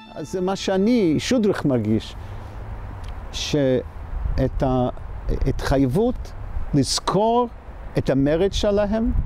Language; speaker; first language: Hebrew; non-native, fluent; English